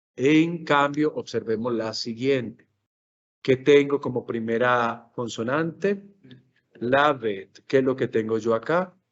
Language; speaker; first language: Spanish; native; Spanish